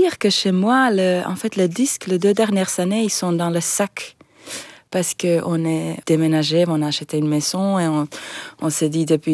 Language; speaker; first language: French; non-native, fluent; Finnish